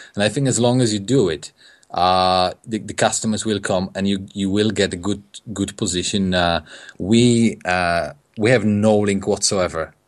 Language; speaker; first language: English; non-native, fluent; Polish